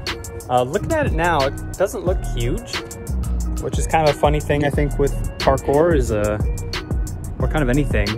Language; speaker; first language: English; native; English